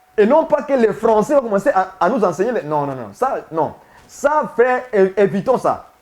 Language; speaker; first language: French; non-native, local second language; Swahili